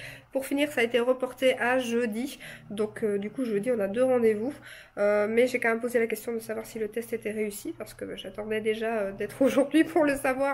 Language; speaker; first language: French; native; French